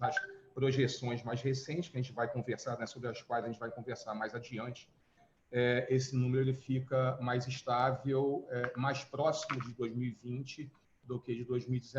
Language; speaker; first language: Portuguese; native; Portuguese